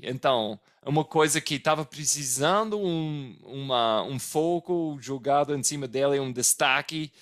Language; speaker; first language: Portuguese; non-native, fluent; English